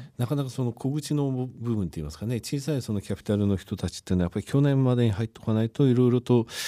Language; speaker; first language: Japanese; native; Japanese